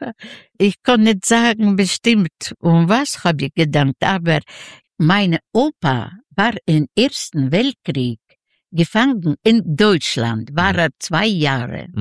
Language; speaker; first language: German; non-native, fluent; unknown